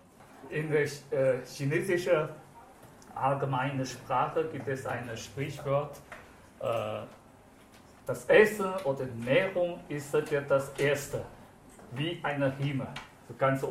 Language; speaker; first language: German; non-native, fluent; Chinese